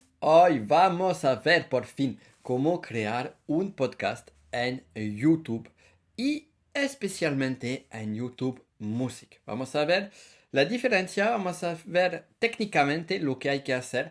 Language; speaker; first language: Spanish; non-native, fluent; French